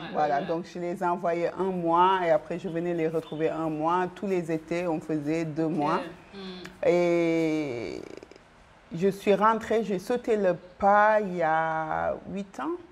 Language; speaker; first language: French; non-native, local second language; Wolof